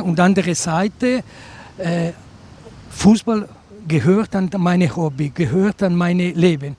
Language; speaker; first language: German; non-native, local second language; Italian